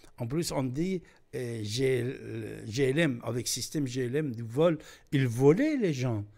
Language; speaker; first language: French; non-native, fluent; Persian